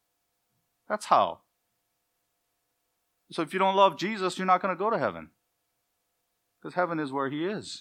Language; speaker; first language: English; native; English